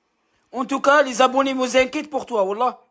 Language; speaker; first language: French; non-native, learner; Arabic